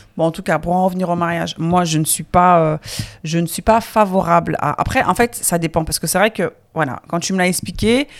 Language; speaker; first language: French; native; French